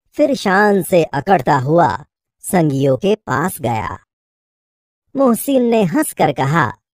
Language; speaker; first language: Hindi; non-native, local second language; Gujarati